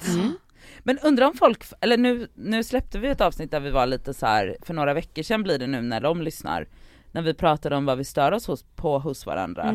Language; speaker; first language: Swedish; native; Swedish